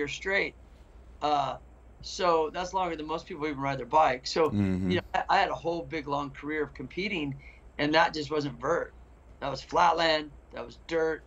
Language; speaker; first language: English; native; English